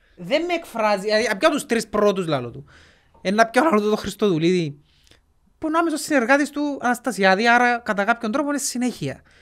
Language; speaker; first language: Greek; native; Greek